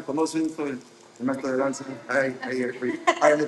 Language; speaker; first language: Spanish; early bilingual, heritage; Spanish